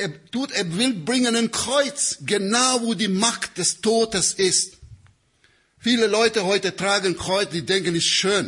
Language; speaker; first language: German; non-native, learner; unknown